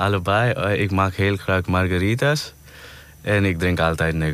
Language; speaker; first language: Dutch; non-native, fluent; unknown